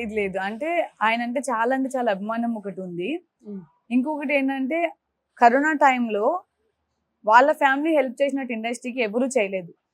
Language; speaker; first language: Telugu; native; Telugu